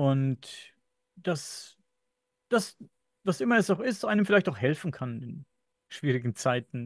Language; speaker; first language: German; native; German